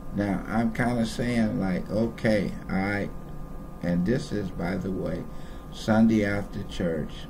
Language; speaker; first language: English; native; English